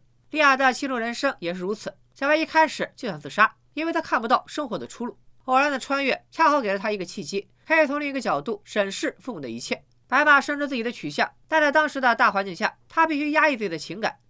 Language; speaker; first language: Chinese; native; Chinese